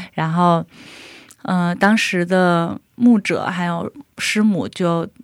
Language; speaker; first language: Chinese; native; Chinese